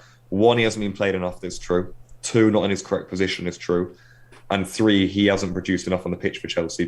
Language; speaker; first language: English; native; English